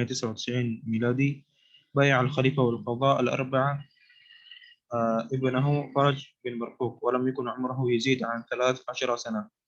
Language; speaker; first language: Arabic; non-native, learner; Indonesian